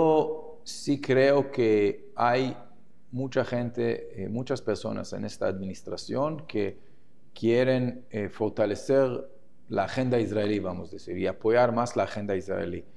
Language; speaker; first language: Spanish; non-native, fluent; Hebrew